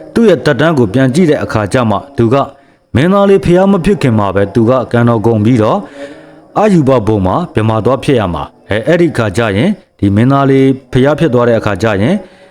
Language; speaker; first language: Burmese; native; Burmese